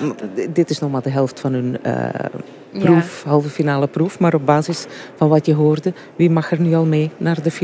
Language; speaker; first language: Dutch; native; Dutch